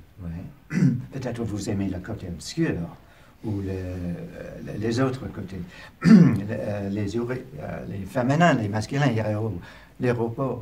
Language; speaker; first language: French; non-native, learner; English